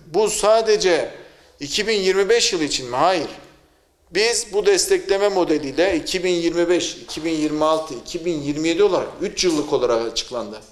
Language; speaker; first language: Turkish; native; Turkish